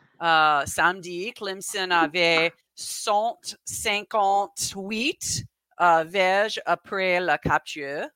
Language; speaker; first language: French; non-native, learner; English